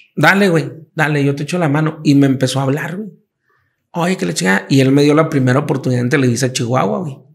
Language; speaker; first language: Spanish; native; Spanish